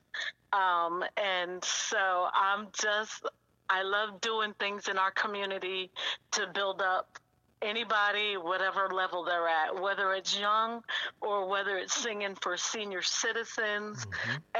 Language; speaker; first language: English; native; English